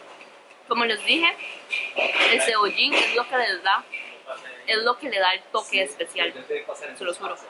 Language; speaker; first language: Spanish; native; Spanish